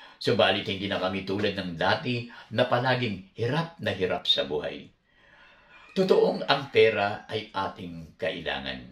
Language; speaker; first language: Filipino; native; Filipino